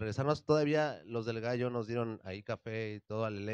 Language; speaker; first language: Spanish; native; Spanish